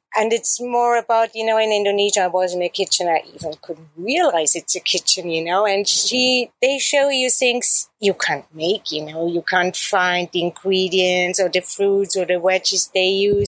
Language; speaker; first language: English; non-native, fluent; German